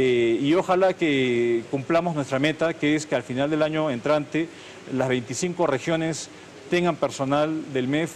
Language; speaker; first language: Spanish; native; Spanish